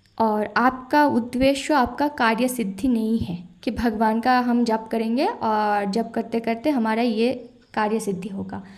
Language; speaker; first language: Hindi; non-native, local second language; Bangla